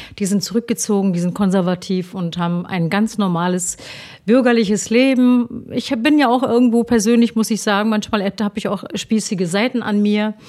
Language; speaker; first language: German; early bilingual, other home language; Turkish